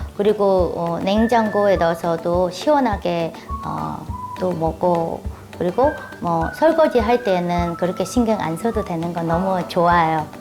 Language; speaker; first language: Korean; non-native, fluent; Vietnamese